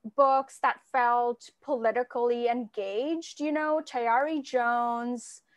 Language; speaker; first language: English; non-native, local second language; Bangla